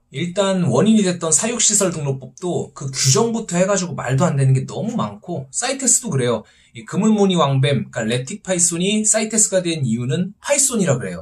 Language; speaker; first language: Korean; native; Korean